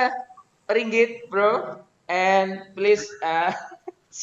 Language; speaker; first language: English; non-native, learner; Indonesian